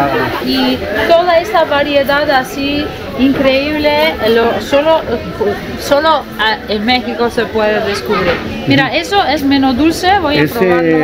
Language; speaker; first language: Spanish; non-native, fluent; Italian